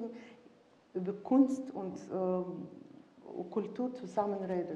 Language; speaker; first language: German; non-native, fluent; Russian